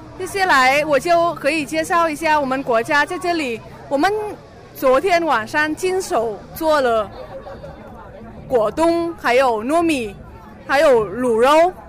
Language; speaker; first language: Chinese; non-native, learner; Vietnamese